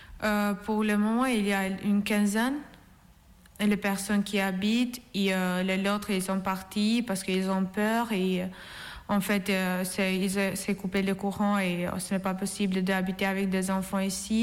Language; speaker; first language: French; non-native, learner; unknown